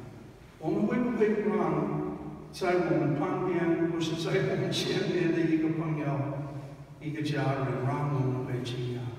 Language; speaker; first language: Chinese; non-native, fluent; English